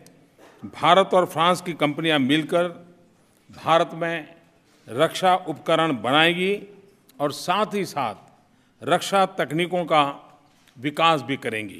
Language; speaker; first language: Hindi; non-native, local second language; Gujarati